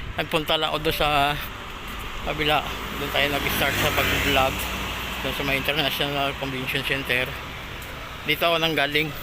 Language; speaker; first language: Filipino; native; Filipino